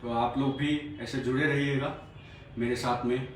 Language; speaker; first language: Hindi; non-native, local second language; Assamese